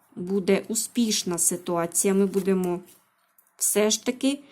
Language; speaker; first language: Ukrainian; non-native, local second language; Russian